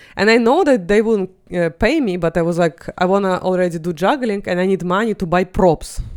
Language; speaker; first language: English; non-native, fluent; Russian